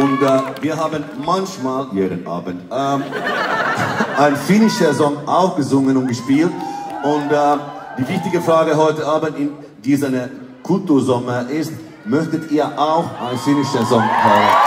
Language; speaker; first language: German; non-native, fluent; Finnish